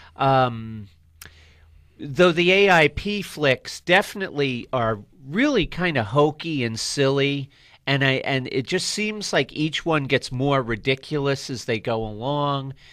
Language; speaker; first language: English; native; English